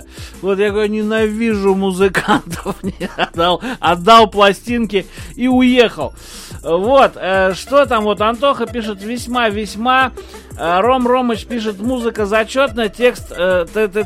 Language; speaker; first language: Russian; native; Russian